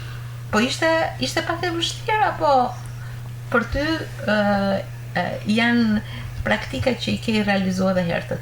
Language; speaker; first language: Albanian; native; Albanian